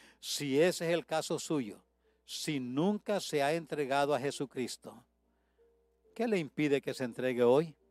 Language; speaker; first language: Spanish; non-native, fluent; English